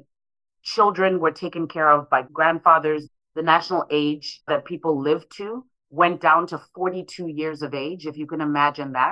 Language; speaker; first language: English; non-native, local second language; Shona